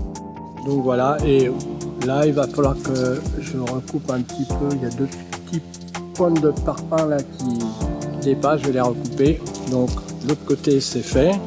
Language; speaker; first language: French; native; French